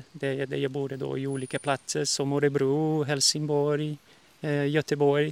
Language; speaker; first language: Swedish; early bilingual, heritage; Portuguese